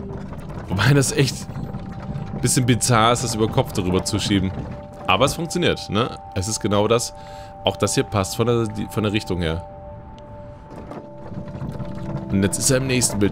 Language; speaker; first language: German; native; German